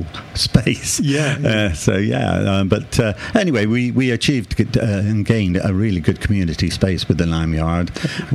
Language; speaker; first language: English; native; English